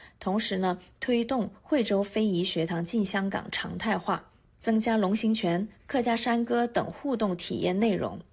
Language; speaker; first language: Chinese; non-native, local second language; Hakka Chinese